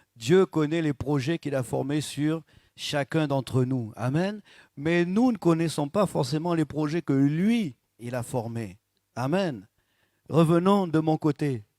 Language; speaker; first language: French; native; French